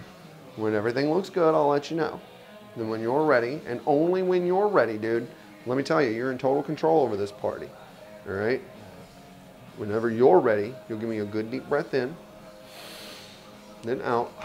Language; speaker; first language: English; native; English